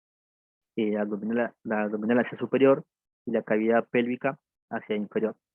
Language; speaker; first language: Spanish; native; Spanish